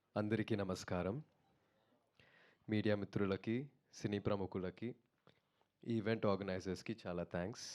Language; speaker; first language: Telugu; non-native, learner; Tamil